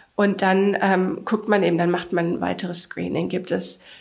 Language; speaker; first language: German; native; German